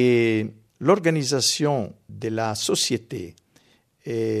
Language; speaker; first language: French; non-native, fluent; Italian